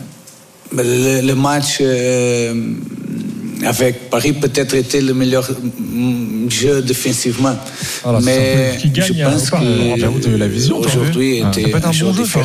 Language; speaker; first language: French; non-native, fluent; Portuguese